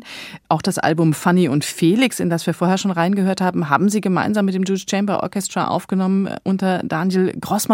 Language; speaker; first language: German; native; German